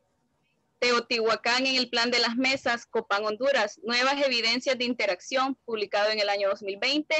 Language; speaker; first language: Spanish; native; Spanish